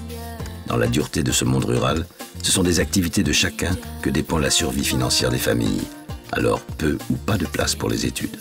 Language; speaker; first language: French; native; French